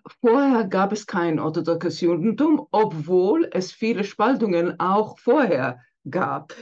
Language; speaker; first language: German; non-native, fluent; Hebrew